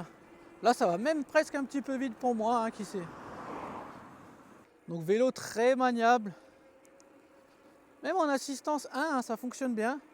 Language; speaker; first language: French; native; French